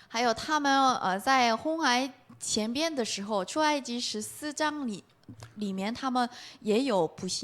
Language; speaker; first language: Chinese; non-native, learner; Korean